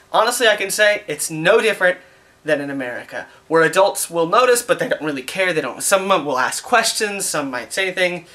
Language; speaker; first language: English; native; English